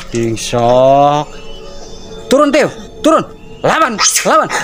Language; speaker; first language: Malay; non-native, local second language; Sundanese